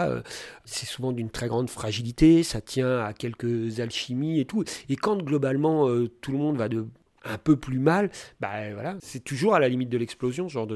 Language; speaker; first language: French; native; French